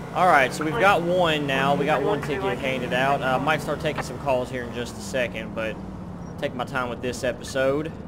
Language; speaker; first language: English; native; English